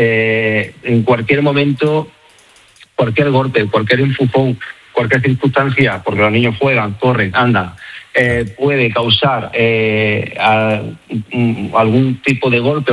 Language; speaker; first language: Spanish; native; Spanish